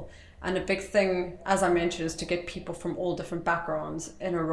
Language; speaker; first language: English; native; English